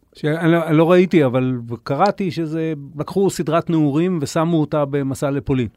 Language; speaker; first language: Hebrew; native; Hebrew